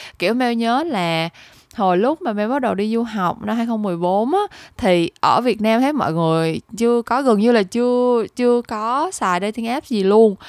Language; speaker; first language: Vietnamese; native; Vietnamese